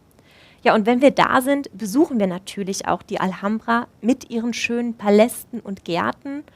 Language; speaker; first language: German; native; German